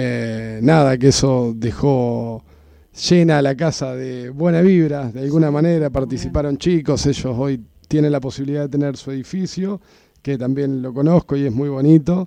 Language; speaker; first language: Spanish; native; Spanish